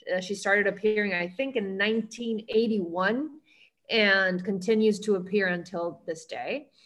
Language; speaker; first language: English; early bilingual, heritage; Spanish